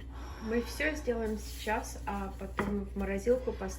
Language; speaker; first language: Russian; early bilingual, heritage; Russian